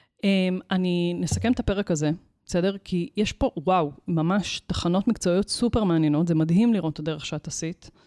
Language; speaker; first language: Hebrew; native; Hebrew